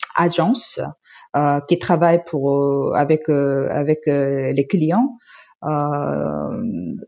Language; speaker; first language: French; non-native, fluent; Korean